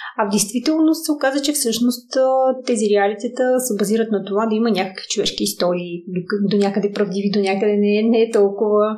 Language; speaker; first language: Bulgarian; early bilingual, heritage; Russian